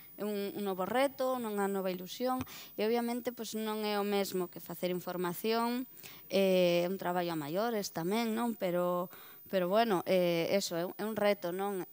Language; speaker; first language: Galician; native; Galician